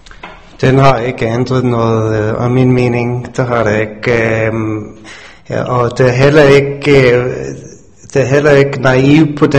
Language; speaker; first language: Danish; non-native, fluent; English